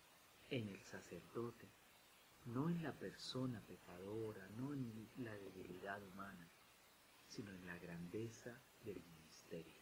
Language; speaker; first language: Spanish; native; Spanish